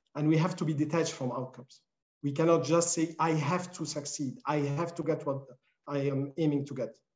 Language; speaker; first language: English; non-native, fluent; Arabic